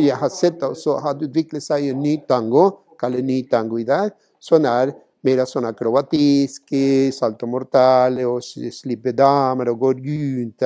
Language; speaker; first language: Norwegian; non-native, fluent; Spanish